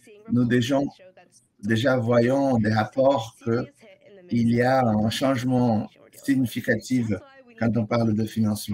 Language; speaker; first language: French; non-native, fluent; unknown